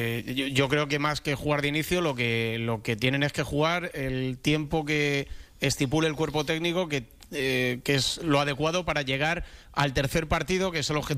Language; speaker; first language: Spanish; native; Spanish